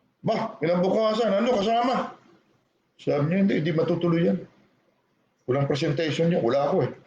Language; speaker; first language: Filipino; non-native, local second language; Hiligaynon